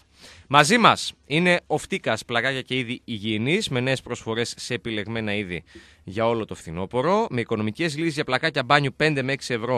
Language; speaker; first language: Greek; native; Greek